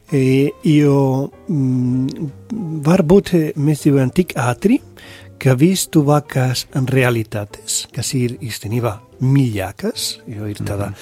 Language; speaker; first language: Latvian; non-native, fluent; Spanish